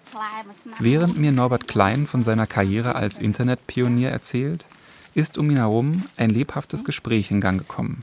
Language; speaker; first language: German; native; German